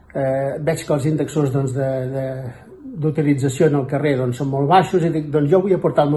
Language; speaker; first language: Catalan; native; Catalan